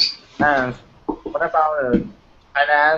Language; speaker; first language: English; non-native, learner; Thai